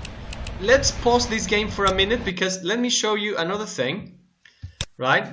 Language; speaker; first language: English; non-native, fluent; Spanish